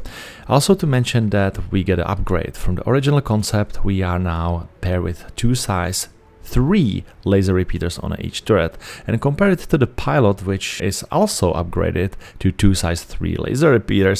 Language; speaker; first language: English; non-native, fluent; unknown